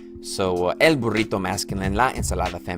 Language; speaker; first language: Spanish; non-native, fluent; English